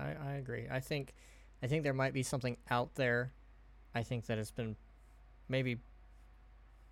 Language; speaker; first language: English; native; English